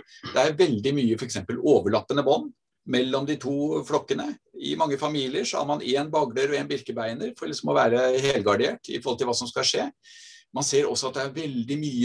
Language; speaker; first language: Norwegian; native; Norwegian